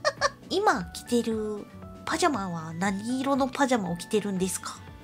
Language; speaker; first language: Japanese; native; Japanese